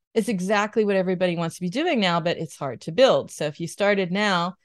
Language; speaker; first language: English; native; English